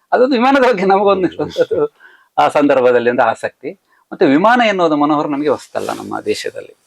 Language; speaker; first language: Kannada; native; Kannada